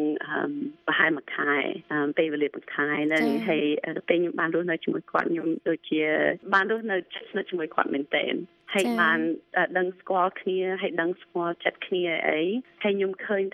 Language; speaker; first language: Khmer; early bilingual, heritage; Khmer